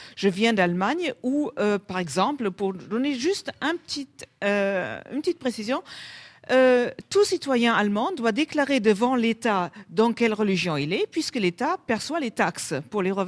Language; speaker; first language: French; non-native, fluent; German